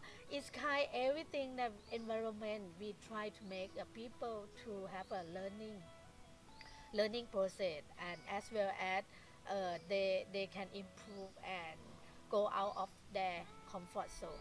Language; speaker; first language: English; non-native, fluent; Thai